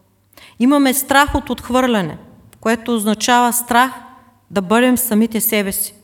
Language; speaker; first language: Bulgarian; native; Bulgarian